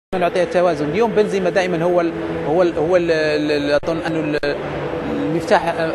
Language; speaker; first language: Arabic; native; Arabic